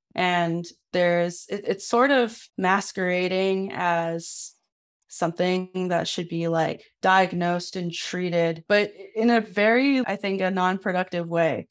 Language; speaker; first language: English; native; English